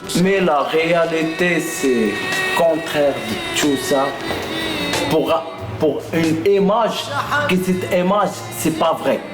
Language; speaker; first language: French; non-native, local second language; Arabic